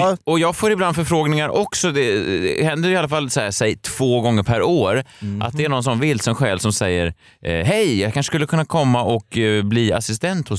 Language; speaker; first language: Swedish; native; Swedish